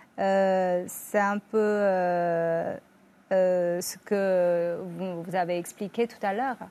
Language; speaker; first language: French; non-native, fluent; Chinese